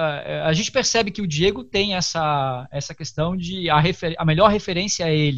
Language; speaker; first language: Portuguese; native; Portuguese